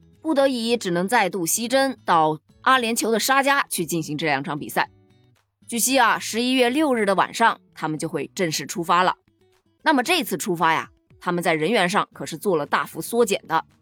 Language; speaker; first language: Chinese; native; Chinese